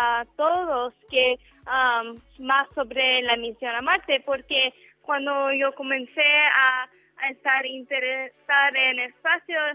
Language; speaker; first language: Spanish; non-native, learner; English